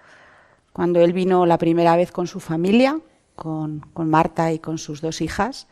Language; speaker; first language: Spanish; native; Spanish